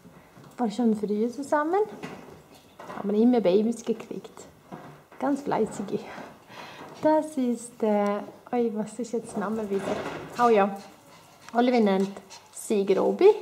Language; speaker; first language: German; non-native, fluent; Swedish